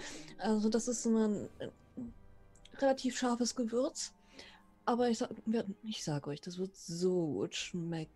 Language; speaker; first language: German; native; German